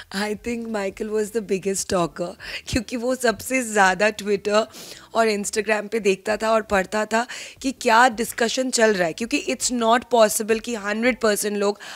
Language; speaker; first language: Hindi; non-native, local second language; Bangla